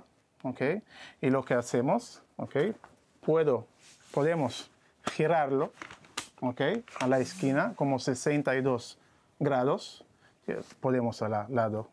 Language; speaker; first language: Spanish; non-native, learner; Hebrew